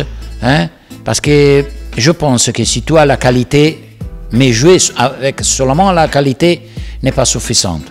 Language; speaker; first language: French; non-native, learner; Italian